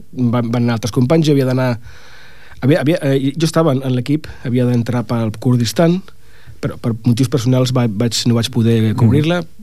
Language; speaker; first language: Catalan; non-native, local second language; Spanish